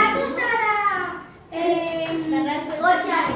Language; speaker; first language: Basque; non-native, local second language; Spanish